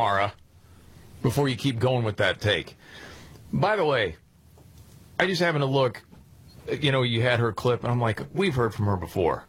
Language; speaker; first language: English; native; English